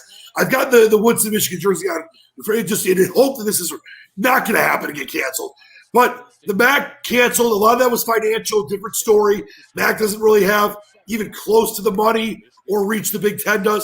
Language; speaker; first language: English; native; English